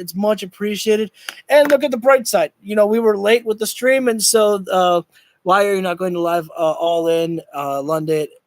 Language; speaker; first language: English; native; English